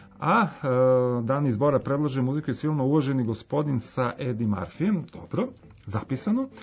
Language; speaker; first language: Serbian; native; Serbian